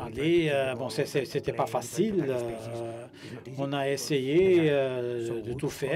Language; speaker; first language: French; non-native, fluent; Spanish